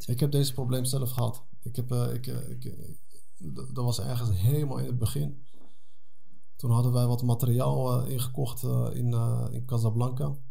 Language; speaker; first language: Dutch; early bilingual, other home language; Arabic